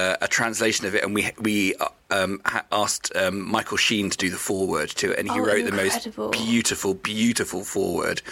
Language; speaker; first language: English; native; English